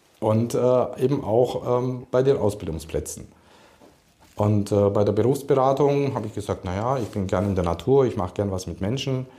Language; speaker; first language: German; early bilingual, other home language; Hungarian